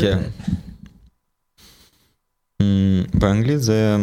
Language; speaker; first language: Hebrew; non-native, learner; Russian